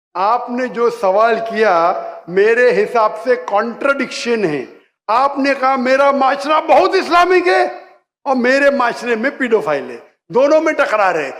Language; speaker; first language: Urdu; non-native, local second language; Konkani